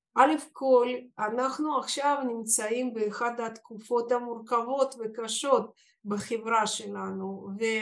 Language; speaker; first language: Hebrew; non-native, fluent; Russian